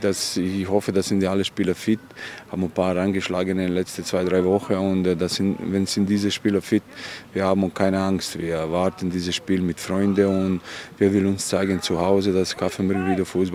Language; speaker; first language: German; non-native, learner; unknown